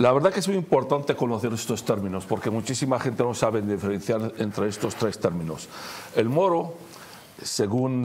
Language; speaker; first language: Spanish; non-native, fluent; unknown